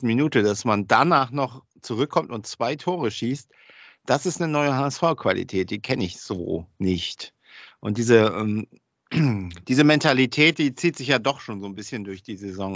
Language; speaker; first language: German; native; German